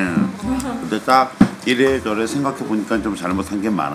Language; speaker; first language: Korean; native; Korean